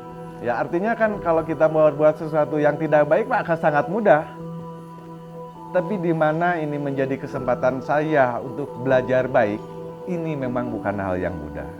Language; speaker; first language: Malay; non-native, local second language; Sundanese